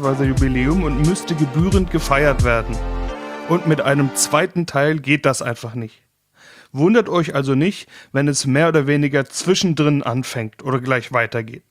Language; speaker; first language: German; native; German